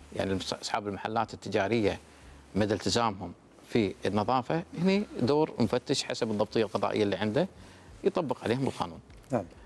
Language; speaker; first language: Arabic; native; Arabic